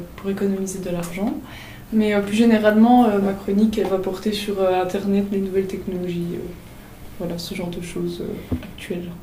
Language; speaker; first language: French; native; French